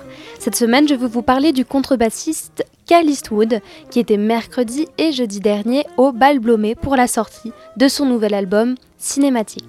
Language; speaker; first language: French; native; French